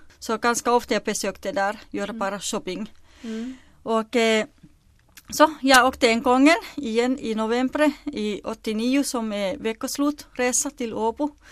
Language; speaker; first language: Swedish; non-native, local second language; Finnish